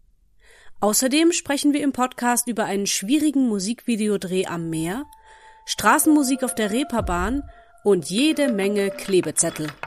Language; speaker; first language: German; native; German